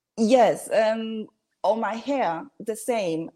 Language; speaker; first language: English; non-native, learner; Spanish